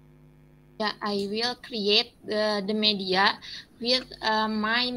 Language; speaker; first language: English; non-native, learner; Indonesian